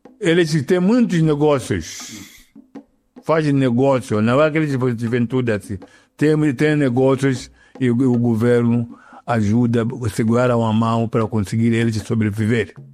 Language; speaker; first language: Portuguese; non-native, local second language; Yao